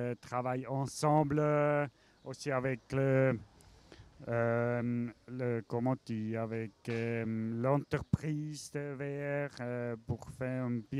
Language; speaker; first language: French; non-native, learner; German